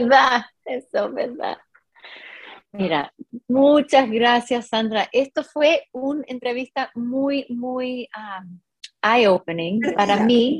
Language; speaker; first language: Spanish; non-native, fluent; English